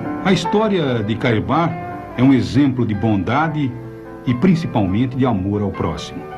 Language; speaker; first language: Portuguese; native; Portuguese